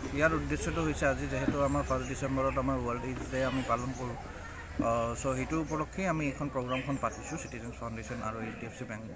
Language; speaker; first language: Assamese; native; Assamese